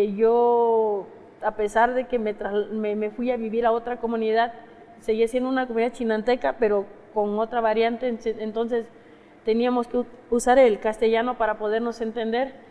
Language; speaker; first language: Spanish; non-native, local second language; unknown